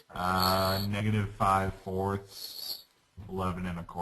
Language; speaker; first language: English; native; English